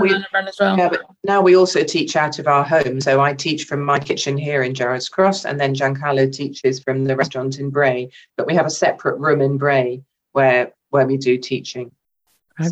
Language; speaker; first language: English; native; English